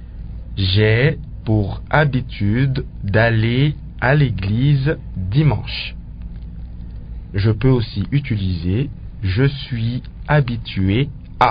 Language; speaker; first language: French; non-native, local second language; Lingala